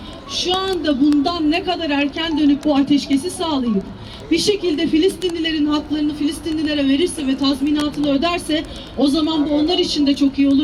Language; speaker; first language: Turkish; native; Turkish